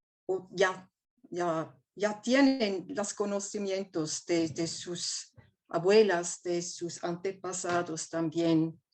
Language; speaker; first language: Spanish; non-native, fluent; German